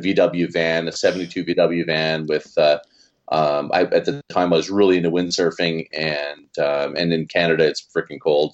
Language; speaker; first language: English; native; English